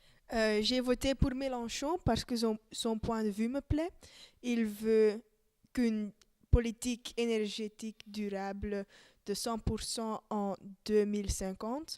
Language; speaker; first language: French; non-native, learner; Dutch